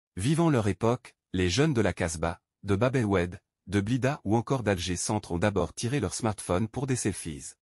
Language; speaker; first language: French; non-native, local second language; Arabic